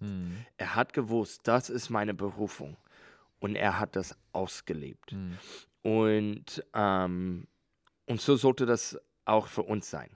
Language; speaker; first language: German; non-native, learner; English